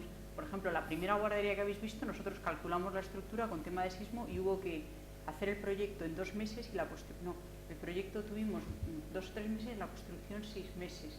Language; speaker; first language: Spanish; native; Spanish